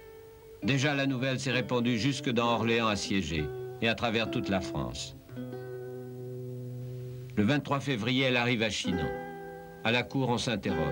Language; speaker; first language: French; native; French